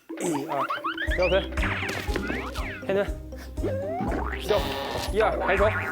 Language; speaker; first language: Chinese; native; Chinese